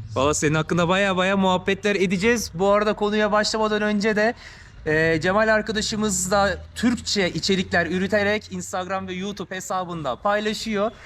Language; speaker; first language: Turkish; native; Turkish